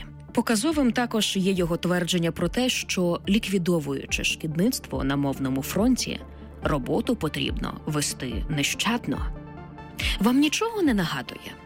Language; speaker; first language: Ukrainian; native; Ukrainian